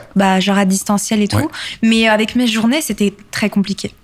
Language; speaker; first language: French; native; French